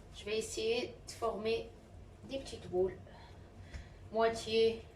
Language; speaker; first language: French; non-native, local second language; Arabic